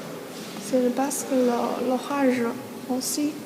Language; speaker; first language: French; non-native, learner; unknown